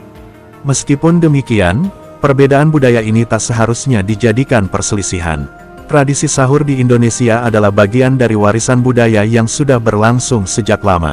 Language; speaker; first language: Indonesian; native; Indonesian